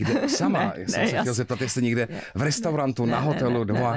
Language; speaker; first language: Czech; native; Czech